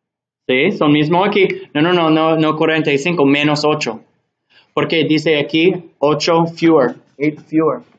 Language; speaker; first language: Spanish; non-native, learner; English